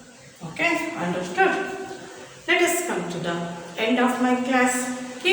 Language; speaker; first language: English; non-native, local second language; Kannada